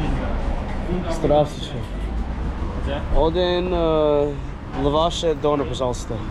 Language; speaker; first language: Russian; non-native, learner; English